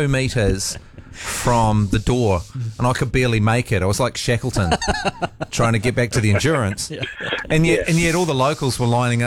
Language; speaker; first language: English; native; English